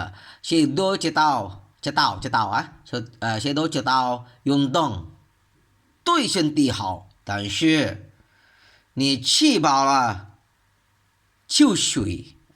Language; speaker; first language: Chinese; non-native, learner; Malay